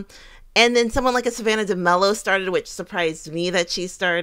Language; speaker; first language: English; native; English